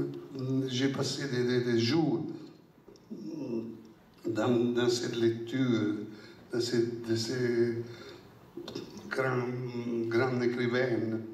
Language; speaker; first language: French; non-native, fluent; Italian